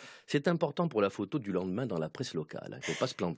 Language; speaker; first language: French; native; French